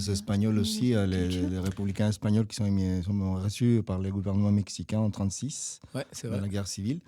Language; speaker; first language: French; non-native, fluent; Spanish